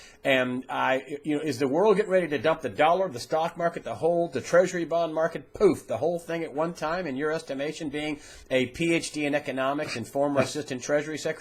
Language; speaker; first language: English; native; English